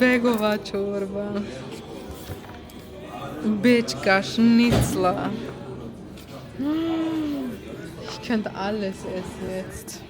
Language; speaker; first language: German; early bilingual, other home language; Bosnian